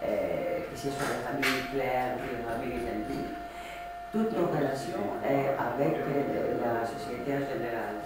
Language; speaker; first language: French; non-native, fluent; Greek